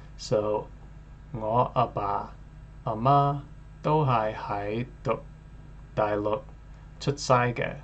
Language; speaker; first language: Cantonese; non-native, learner; English